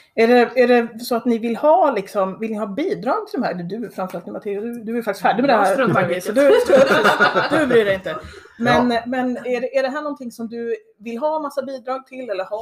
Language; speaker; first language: Swedish; native; Swedish